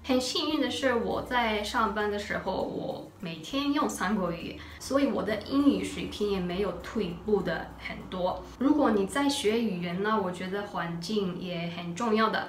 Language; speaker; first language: Chinese; non-native, fluent; Japanese